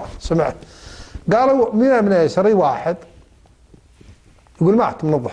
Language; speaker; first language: Arabic; native; Arabic